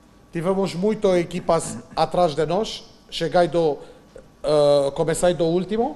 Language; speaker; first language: Portuguese; non-native, learner; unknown